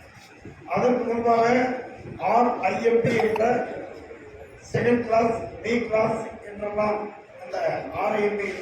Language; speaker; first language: Tamil; native; Tamil